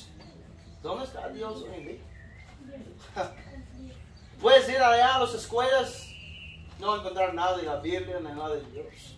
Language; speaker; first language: Spanish; non-native, fluent; English